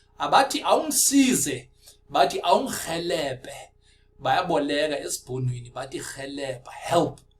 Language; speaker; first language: Zulu; non-native, local second language; Afrikaans